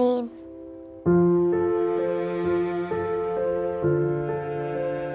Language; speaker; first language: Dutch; early bilingual, other home language; Arabic